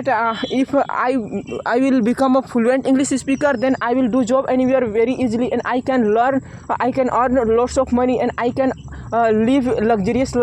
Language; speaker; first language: English; non-native, learner; Hindi